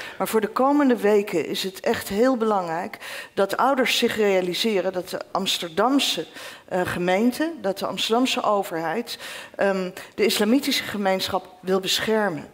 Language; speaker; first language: Dutch; native; Dutch